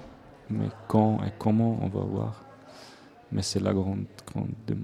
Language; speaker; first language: French; non-native, local second language; Swiss German